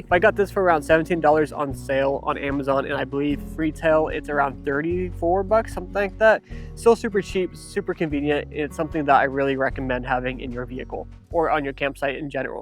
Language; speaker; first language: English; native; English